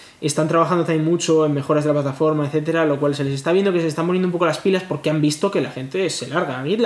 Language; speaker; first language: Spanish; native; Spanish